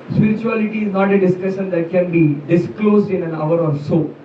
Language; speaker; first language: English; non-native, local second language; Marathi